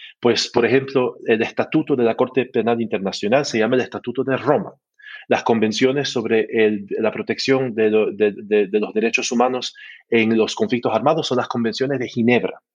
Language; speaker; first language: Spanish; early bilingual, heritage; Spanish